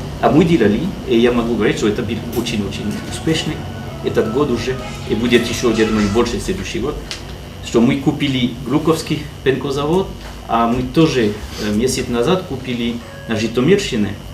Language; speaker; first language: Russian; non-native, learner; French